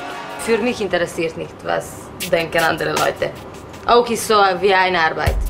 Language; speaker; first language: German; non-native, learner; Romanian